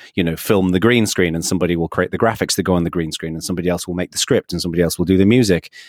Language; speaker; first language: English; native; English